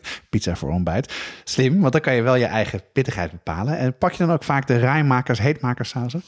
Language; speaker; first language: Dutch; native; Dutch